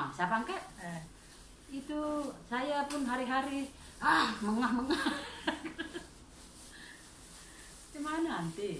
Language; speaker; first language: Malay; non-native, learner; Indonesian